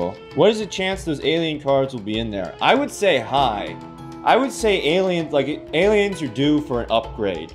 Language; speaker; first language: English; native; English